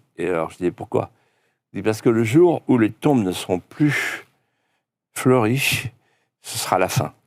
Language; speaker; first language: French; non-native, local second language; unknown